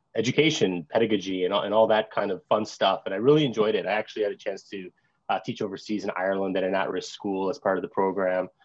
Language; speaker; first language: English; native; English